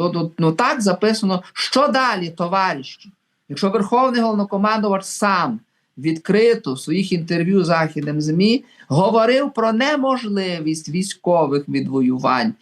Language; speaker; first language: Ukrainian; native; Ukrainian